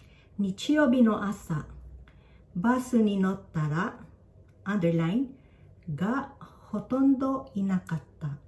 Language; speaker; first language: Japanese; non-native, fluent; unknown